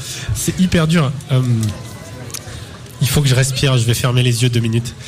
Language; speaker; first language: French; native; French